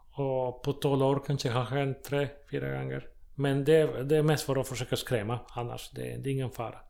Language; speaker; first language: Swedish; non-native, fluent; Spanish